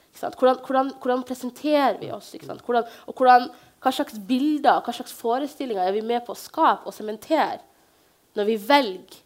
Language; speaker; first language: Norwegian; early bilingual, other home language; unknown